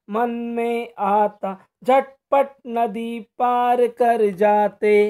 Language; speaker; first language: Hindi; non-native, local second language; Marathi